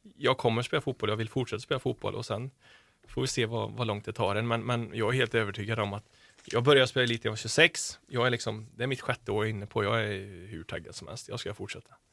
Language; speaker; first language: Swedish; native; Swedish